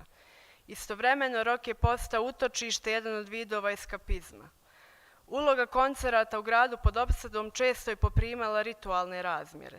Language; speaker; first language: Bosnian; native; Bosnian